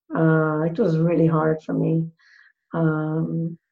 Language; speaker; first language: English; non-native, fluent; Hebrew